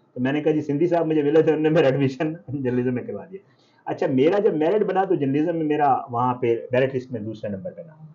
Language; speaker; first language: Urdu; non-native, local second language; Saraiki